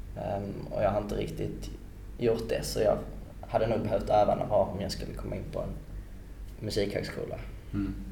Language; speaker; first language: Swedish; native; Swedish